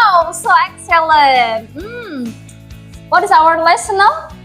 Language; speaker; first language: English; non-native, learner; Indonesian